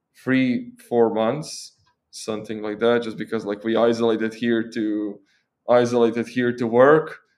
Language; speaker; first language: English; non-native, fluent; Croatian